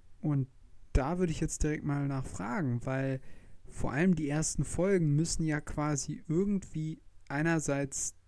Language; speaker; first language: German; native; German